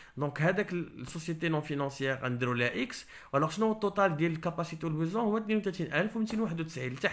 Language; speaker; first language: French; non-native, local second language; Arabic